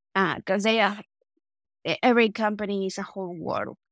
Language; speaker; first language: English; non-native, fluent; Spanish